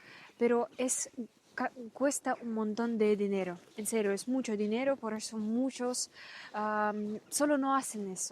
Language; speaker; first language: Spanish; non-native, learner; Russian